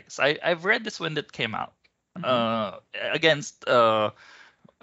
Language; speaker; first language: English; non-native, local second language; Filipino